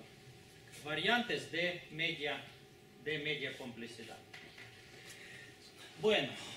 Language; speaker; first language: Spanish; non-native, fluent; Russian